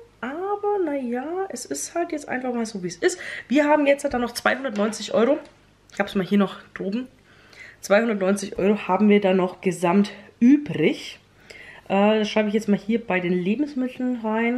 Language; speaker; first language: German; native; German